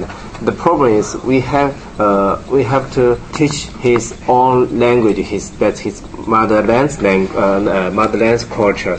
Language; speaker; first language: English; non-native, learner; Japanese